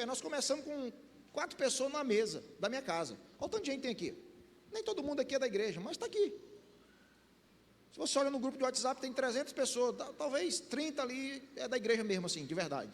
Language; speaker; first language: Portuguese; native; Portuguese